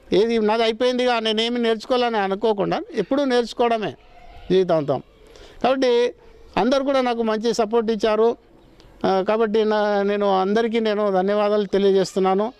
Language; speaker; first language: Telugu; non-native, local second language; Gondi